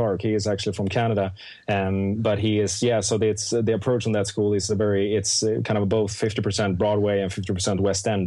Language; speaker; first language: English; non-native, fluent; Swedish